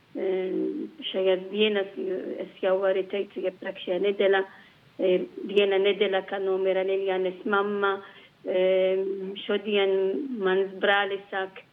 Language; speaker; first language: Latvian; non-native, learner; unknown